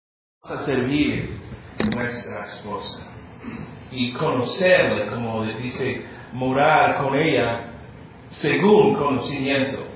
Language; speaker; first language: Spanish; non-native, fluent; English